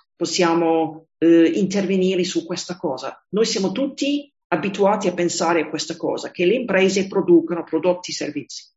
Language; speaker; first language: Italian; non-native, fluent; English